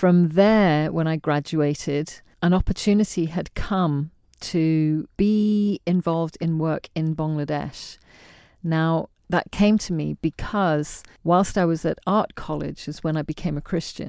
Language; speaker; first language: English; native; English